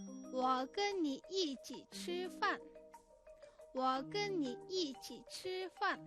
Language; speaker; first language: Chinese; non-native, fluent; Mongolian